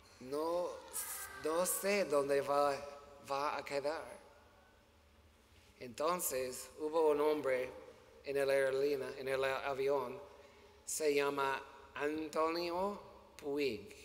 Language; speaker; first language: Spanish; non-native, learner; English